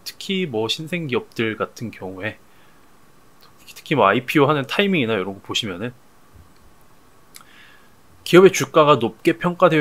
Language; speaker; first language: Korean; native; Korean